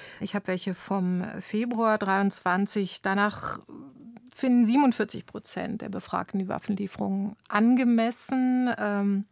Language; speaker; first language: German; native; German